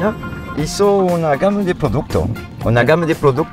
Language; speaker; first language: Spanish; non-native, learner; French